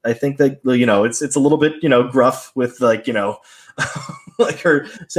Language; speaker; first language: English; native; English